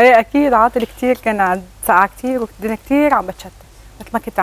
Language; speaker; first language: Arabic; native; Arabic